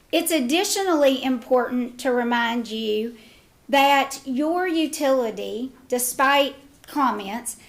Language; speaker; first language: English; native; English